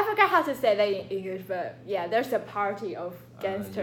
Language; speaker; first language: English; non-native, learner; Chinese